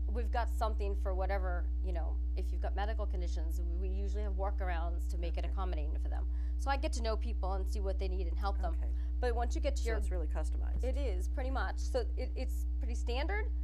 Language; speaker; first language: English; native; English